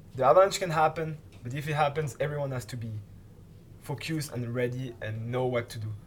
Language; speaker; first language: English; non-native, fluent; French